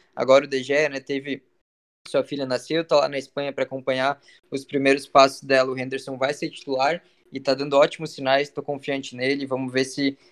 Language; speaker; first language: Portuguese; native; Portuguese